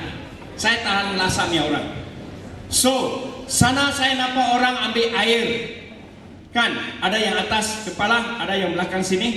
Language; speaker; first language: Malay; non-native, local second language; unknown